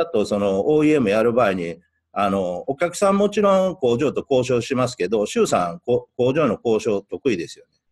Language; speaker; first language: Japanese; native; Japanese